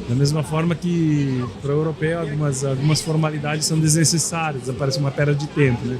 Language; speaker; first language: Portuguese; non-native, fluent; Italian